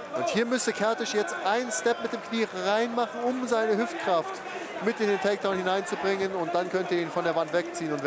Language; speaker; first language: German; native; German